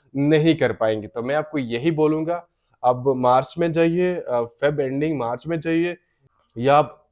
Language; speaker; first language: Hindi; native; Hindi